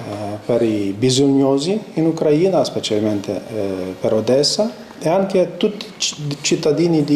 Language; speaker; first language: Italian; non-native, fluent; Ukrainian